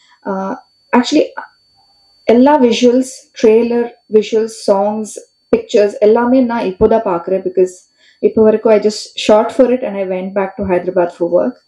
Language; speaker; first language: Tamil; non-native, learner; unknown